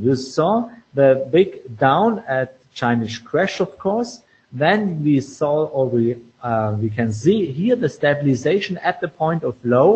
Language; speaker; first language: English; non-native, fluent; German